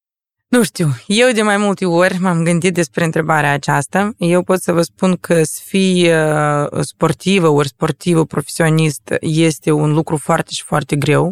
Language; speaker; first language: Romanian; non-native, local second language; Russian